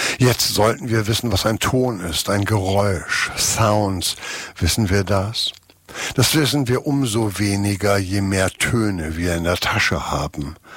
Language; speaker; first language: German; native; German